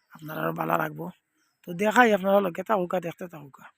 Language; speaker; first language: Bangla; non-native, local second language; Sylheti